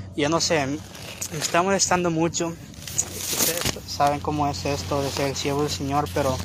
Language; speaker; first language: Spanish; early bilingual, heritage; Spanish